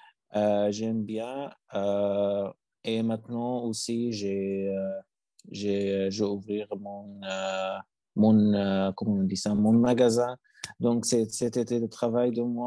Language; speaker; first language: French; non-native, learner; Arabic